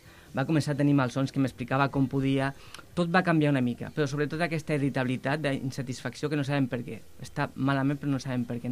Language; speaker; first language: Catalan; native; Catalan